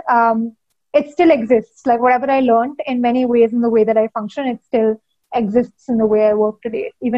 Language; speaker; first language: English; non-native, local second language; Hindi